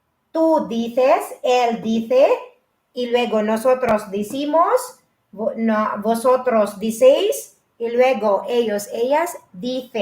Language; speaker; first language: Spanish; non-native, learner; Filipino